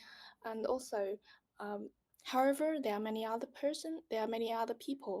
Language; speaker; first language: English; non-native, learner; Vietnamese